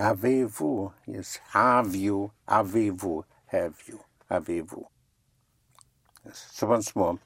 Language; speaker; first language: French; non-native, fluent; English